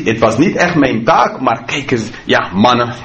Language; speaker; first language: Dutch; non-native, fluent; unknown